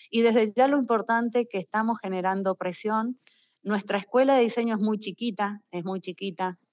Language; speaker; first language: Spanish; native; Spanish